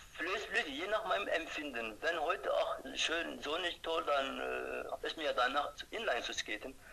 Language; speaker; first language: German; non-native, fluent; Turkish